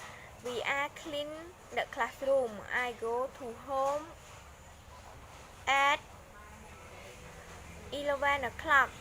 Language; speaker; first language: English; non-native, learner; Khmer